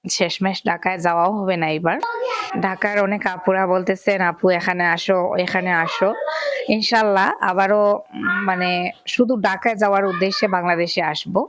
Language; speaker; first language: Bangla; native; Bangla